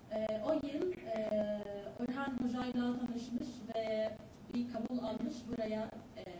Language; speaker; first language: Turkish; non-native, learner; Arabic